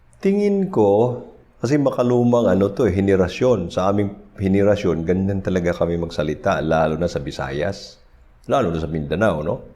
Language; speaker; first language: Filipino; non-native, local second language; Cebuano